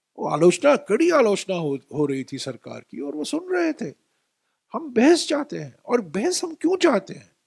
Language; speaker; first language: Hindi; non-native, local second language; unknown